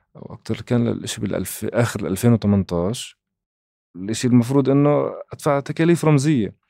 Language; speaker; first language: Arabic; native; Arabic